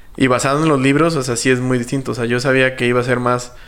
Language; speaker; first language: Spanish; native; Spanish